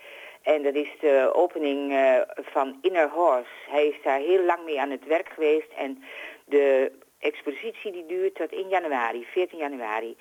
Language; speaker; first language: Dutch; native; Dutch